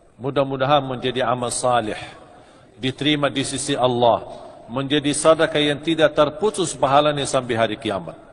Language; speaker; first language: Malay; non-native, fluent; Arabic